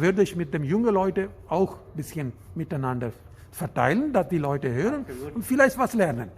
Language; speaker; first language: German; non-native, learner; Urdu